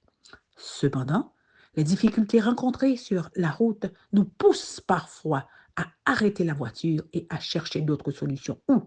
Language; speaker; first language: French; non-native, local second language; Haitian Creole